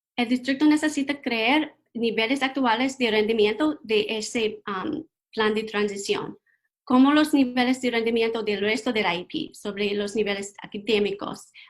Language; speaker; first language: Spanish; non-native, learner; English